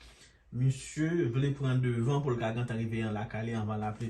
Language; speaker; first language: French; non-native, local second language; Haitian Creole